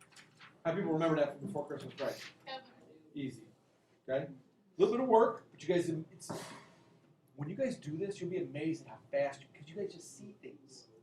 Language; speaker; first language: English; native; English